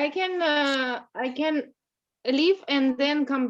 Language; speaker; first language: English; non-native, learner; Russian